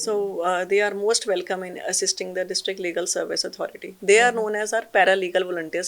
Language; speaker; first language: English; non-native, local second language; Punjabi